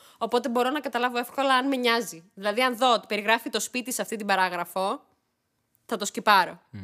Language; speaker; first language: Greek; early bilingual, other home language; Armenian